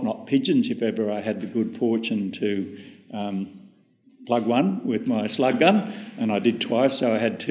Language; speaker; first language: English; native; English